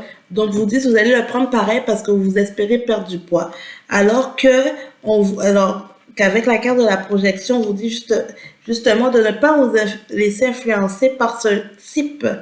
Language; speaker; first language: French; native; French